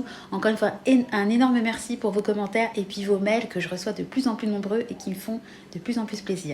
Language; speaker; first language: French; native; French